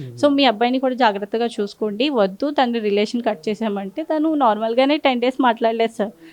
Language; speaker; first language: Telugu; non-native, local second language; Urdu